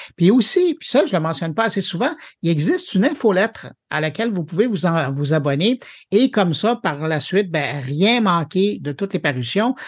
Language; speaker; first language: French; native; French